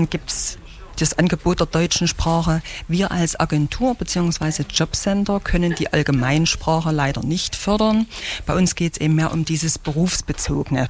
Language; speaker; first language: German; native; German